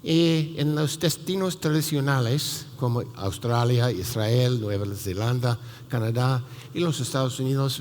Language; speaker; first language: Spanish; non-native, fluent; English